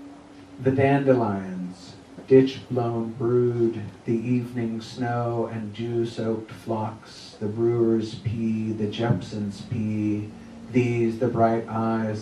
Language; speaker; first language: English; native; English